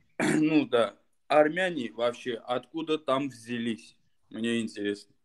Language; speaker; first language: Russian; non-native, fluent; Armenian